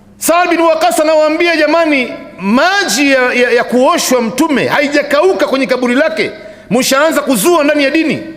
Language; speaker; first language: Swahili; native; Swahili